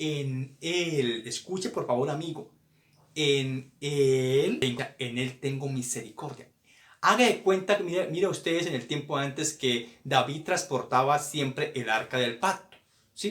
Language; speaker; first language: Spanish; native; Spanish